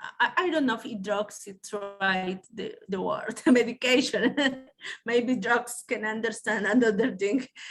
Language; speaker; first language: English; non-native, learner; Spanish